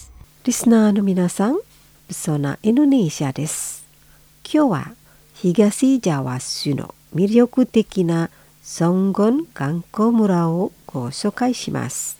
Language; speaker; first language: Japanese; non-native, fluent; Indonesian